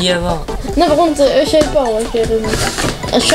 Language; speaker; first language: French; native; French